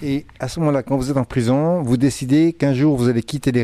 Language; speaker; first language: French; native; French